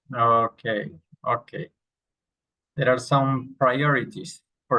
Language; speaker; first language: English; non-native, fluent; Spanish